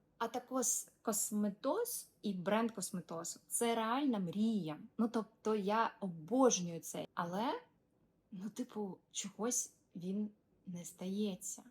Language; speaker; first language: Ukrainian; non-native, local second language; Russian